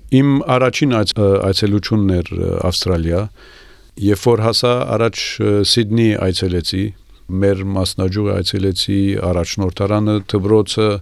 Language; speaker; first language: Armenian; early bilingual, heritage; Armenian